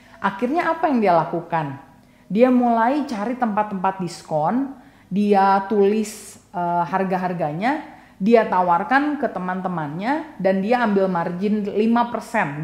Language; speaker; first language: Indonesian; native; Indonesian